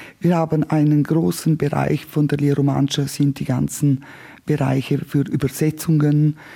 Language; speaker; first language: German; non-native, local second language; Romansh